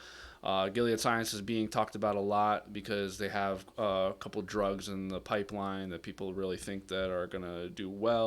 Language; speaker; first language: English; native; English